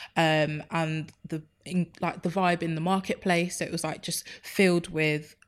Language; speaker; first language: English; native; English